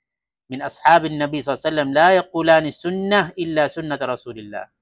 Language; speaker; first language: Arabic; non-native, fluent; Malay